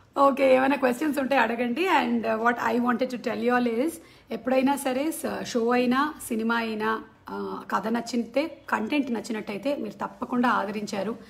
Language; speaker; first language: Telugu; non-native, local second language; Malayalam